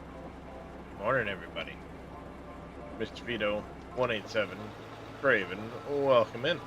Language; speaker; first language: English; native; English